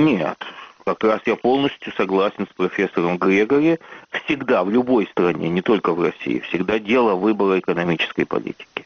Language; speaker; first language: Russian; native; Russian